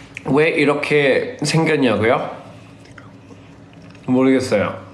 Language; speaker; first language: Korean; early bilingual, heritage; Korean